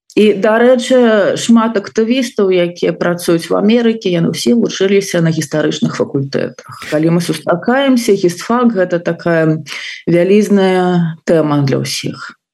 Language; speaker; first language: Belarusian; non-native, local second language; Russian